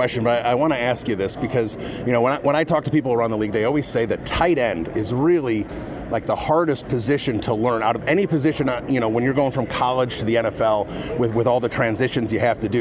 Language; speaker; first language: English; native; English